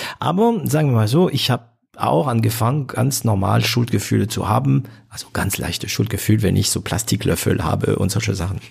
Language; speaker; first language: German; non-native, fluent; French